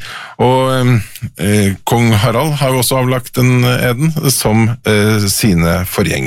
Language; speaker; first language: Norwegian; native; Norwegian